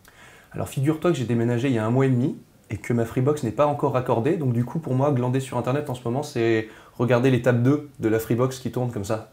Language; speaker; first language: French; native; French